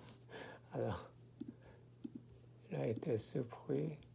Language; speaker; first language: French; non-native, learner; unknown